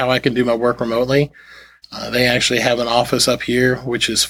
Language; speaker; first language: English; native; English